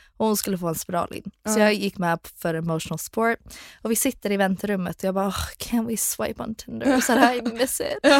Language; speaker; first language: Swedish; non-native, fluent; English